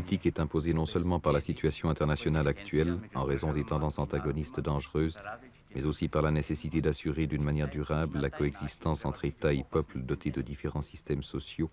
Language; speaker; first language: French; native; French